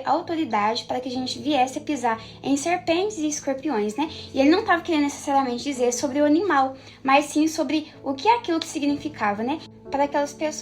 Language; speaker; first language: Portuguese; native; Portuguese